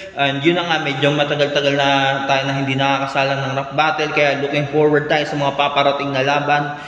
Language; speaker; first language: Filipino; non-native, local second language; Cebuano